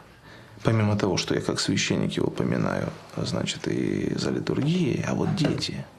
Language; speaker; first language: Russian; native; Russian